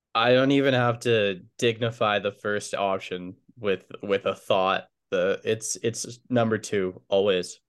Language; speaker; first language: English; native; English